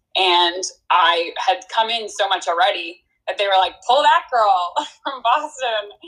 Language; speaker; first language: English; native; English